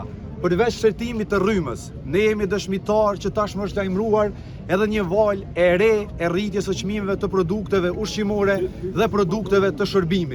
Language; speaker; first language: Albanian; native; Albanian